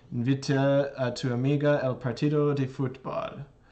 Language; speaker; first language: Spanish; non-native, learner; English